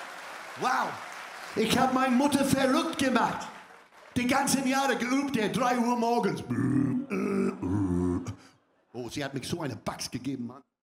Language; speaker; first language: German; non-native, fluent; English